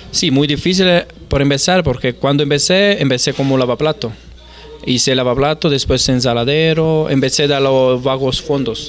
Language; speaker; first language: Spanish; non-native, fluent; Italian